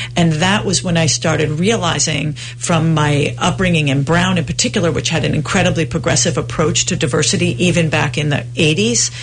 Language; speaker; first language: English; native; English